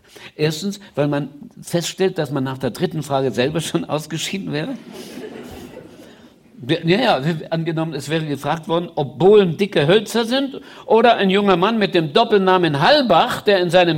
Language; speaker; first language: German; native; German